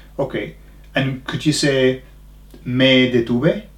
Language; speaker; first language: English; native; English